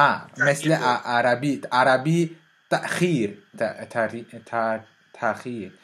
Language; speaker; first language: Persian; non-native, learner; French